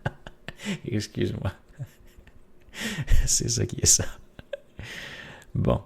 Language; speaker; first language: French; native; French